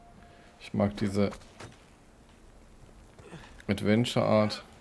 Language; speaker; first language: German; native; German